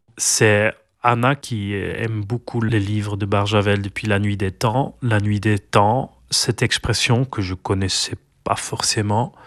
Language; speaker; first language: French; non-native, local second language; Dutch